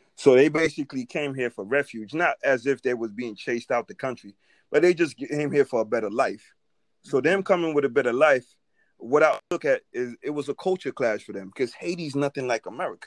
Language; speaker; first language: English; native; English